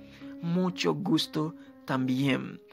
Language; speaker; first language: Spanish; non-native, local second language; Haitian Creole